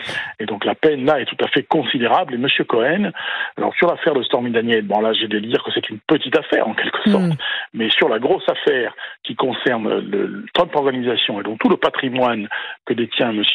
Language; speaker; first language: French; native; French